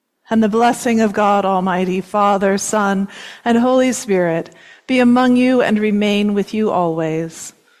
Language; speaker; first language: English; native; English